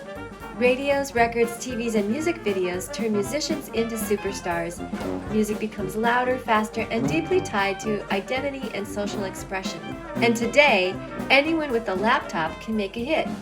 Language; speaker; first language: English; native; English